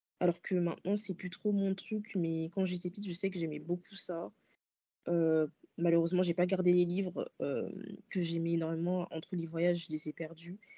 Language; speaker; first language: French; early bilingual, other home language; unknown